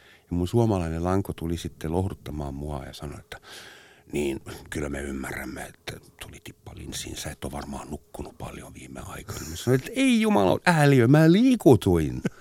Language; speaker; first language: Finnish; non-native, fluent; German